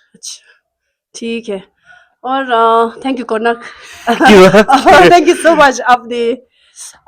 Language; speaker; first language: Hindi; non-native, local second language; Tibetan